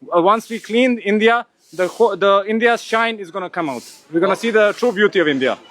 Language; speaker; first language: English; non-native, fluent; Serbian